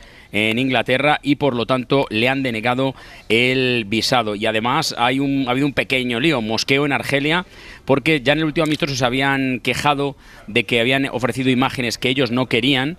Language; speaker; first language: Spanish; native; Spanish